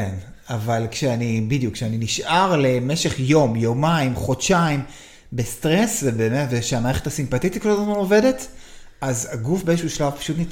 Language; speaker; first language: Hebrew; native; Hebrew